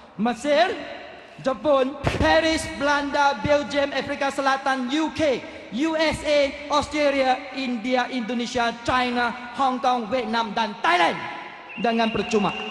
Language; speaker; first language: Malay; non-native, local second language; Chinese